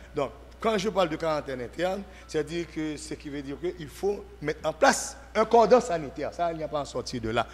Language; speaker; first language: French; non-native, local second language; Haitian Creole